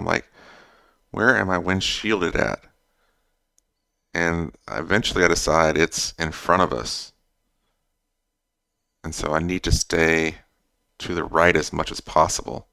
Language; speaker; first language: English; native; English